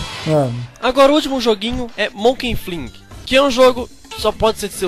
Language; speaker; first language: Portuguese; native; Portuguese